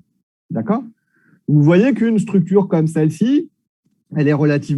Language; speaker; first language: French; native; French